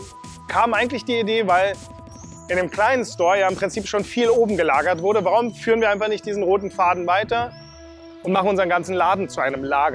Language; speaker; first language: German; native; German